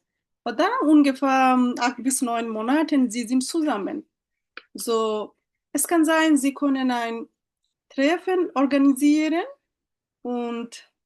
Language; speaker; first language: German; non-native, fluent; Bangla